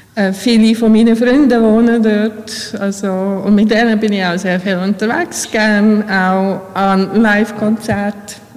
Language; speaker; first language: German; early bilingual, other home language; Bosnian